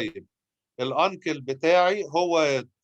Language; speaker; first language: Arabic; native; Arabic